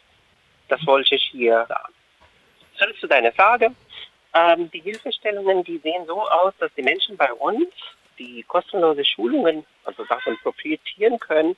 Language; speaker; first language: German; non-native, fluent; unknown